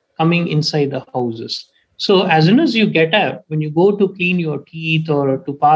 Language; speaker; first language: English; non-native, local second language; Tamil